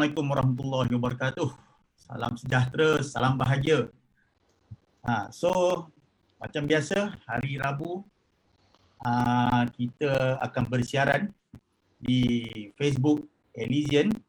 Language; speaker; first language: Malay; native; Malay